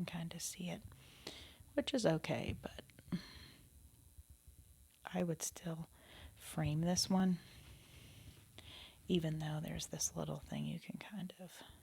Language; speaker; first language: English; native; English